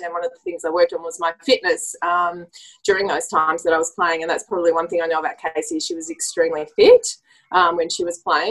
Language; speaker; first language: English; native; English